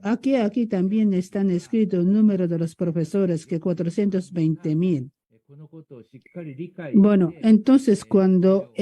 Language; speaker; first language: Spanish; non-native, learner; Japanese